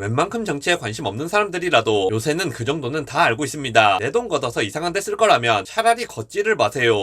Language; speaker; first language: Korean; native; Korean